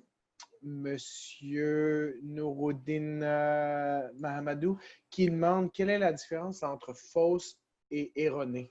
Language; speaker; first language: French; native; French